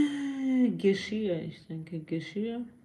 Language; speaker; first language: German; non-native, learner; Persian